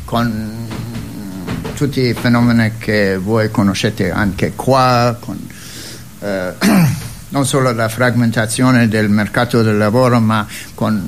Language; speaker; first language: Italian; non-native, fluent; English